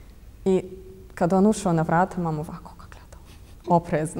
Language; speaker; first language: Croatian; non-native, fluent; Russian